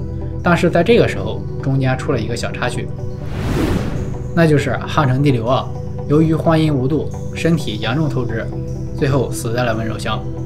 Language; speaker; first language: Chinese; native; Chinese